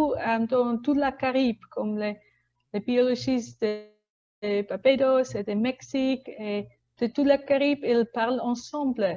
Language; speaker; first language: French; non-native, learner; Spanish